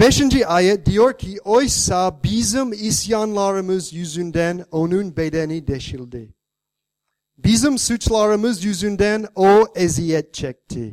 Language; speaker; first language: Turkish; non-native, fluent; English